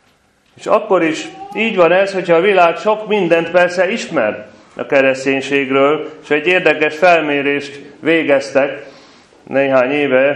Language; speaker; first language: Hungarian; native; Hungarian